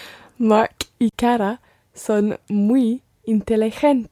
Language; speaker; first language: Spanish; non-native, learner; English